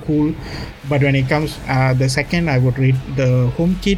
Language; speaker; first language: English; non-native, local second language; Tamil